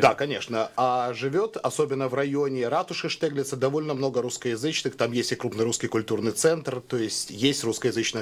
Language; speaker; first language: Russian; native; Russian